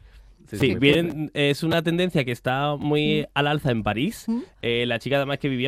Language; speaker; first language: Spanish; native; Spanish